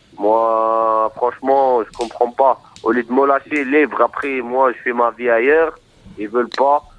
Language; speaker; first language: French; non-native, local second language; Arabic